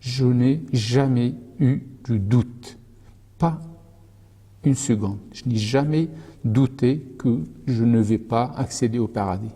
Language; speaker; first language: French; non-native, local second language; Arabic